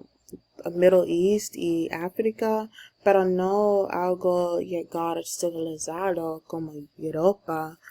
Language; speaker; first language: Spanish; non-native, learner; English